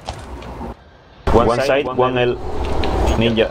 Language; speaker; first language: English; non-native, learner; Spanish